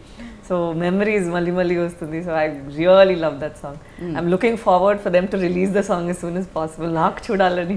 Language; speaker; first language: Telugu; non-native, local second language; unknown